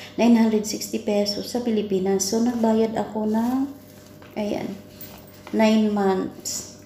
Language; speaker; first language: Filipino; non-native, local second language; Cebuano